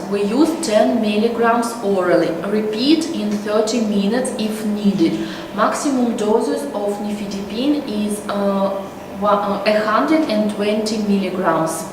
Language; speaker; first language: English; non-native, learner; Russian